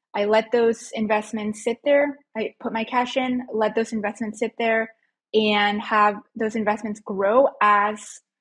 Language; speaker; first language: English; early bilingual, other home language; Spanish